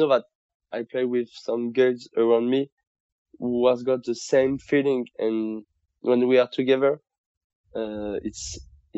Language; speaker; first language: English; non-native, fluent; French